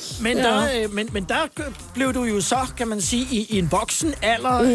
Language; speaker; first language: Danish; native; Danish